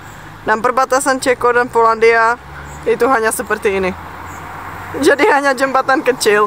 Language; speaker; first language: Indonesian; non-native, fluent; Czech